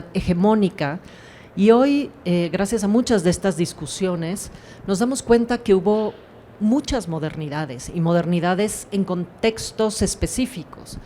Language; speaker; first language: Spanish; native; Spanish